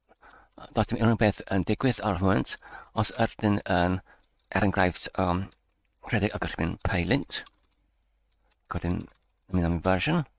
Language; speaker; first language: Welsh; non-native, learner; English